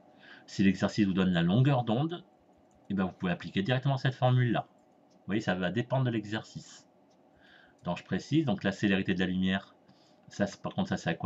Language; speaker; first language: French; native; French